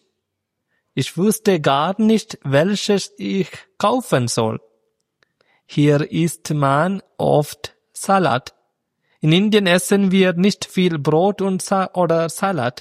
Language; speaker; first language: German; non-native, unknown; Malayalam